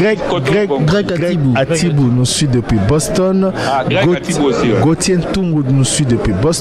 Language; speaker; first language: French; non-native, local second language; Lingala